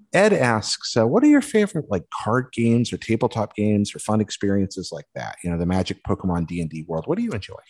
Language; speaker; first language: English; native; English